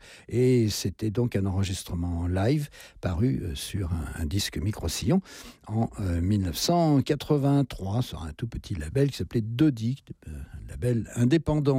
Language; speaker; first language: French; native; French